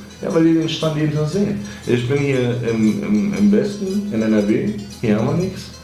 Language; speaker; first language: German; early bilingual, other home language; Greek